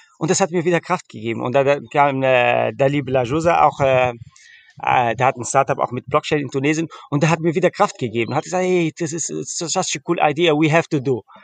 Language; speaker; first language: German; early bilingual, heritage; German